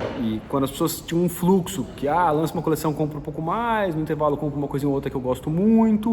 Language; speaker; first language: Portuguese; native; Portuguese